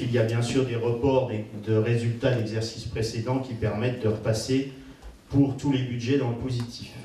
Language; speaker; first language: French; native; French